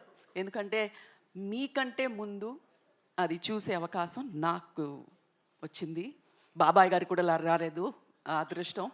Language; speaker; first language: Telugu; non-native, local second language; Tamil